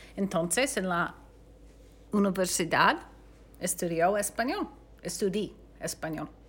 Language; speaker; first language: Spanish; non-native, learner; English